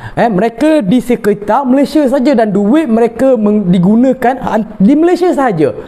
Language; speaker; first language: Malay; non-native, local second language; Tamil